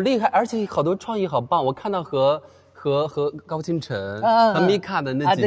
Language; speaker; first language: Chinese; native; Chinese